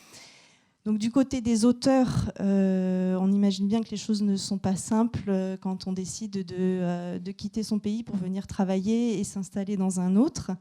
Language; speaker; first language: French; native; French